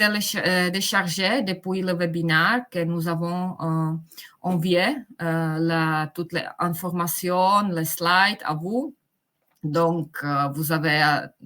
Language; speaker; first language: French; non-native, fluent; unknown